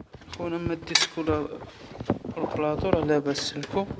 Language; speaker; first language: Arabic; native; Arabic